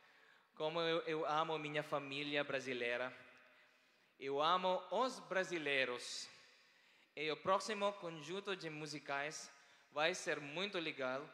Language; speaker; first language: Portuguese; non-native, learner; Filipino